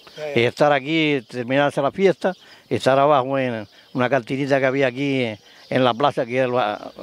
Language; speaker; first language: Spanish; native; Spanish